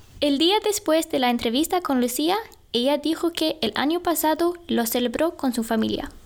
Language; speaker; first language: Spanish; non-native, learner; Swedish